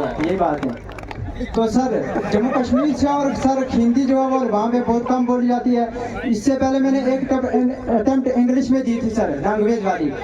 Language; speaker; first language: Hindi; non-native, local second language; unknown